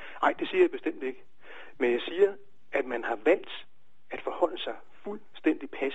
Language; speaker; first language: Danish; native; Danish